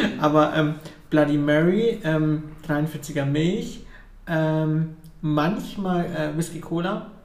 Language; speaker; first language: German; early bilingual, other home language; Ukrainian